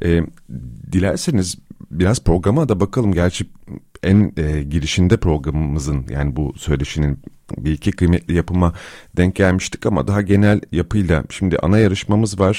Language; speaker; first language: Turkish; native; Turkish